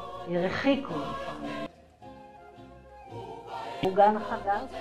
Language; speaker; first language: Hebrew; non-native, fluent; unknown